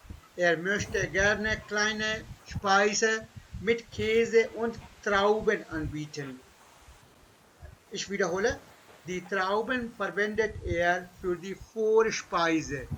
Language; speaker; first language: German; non-native, fluent; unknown